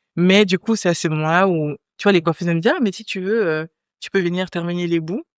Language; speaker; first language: French; native; French